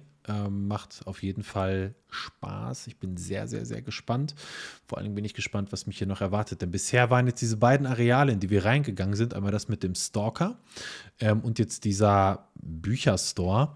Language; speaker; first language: German; native; German